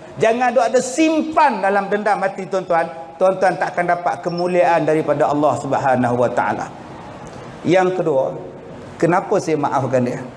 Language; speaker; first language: Malay; native; Malay